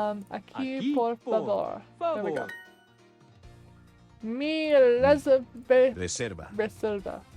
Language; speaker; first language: Spanish; non-native, learner; English